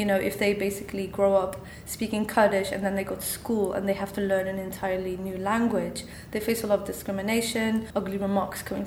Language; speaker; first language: English; non-native, fluent; Kurdish